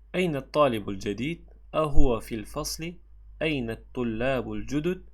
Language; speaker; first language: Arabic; non-native, fluent; Turkish